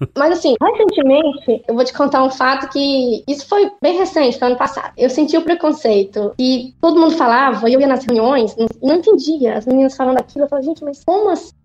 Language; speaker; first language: Portuguese; native; Portuguese